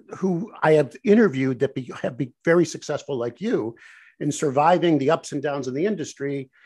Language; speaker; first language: English; native; English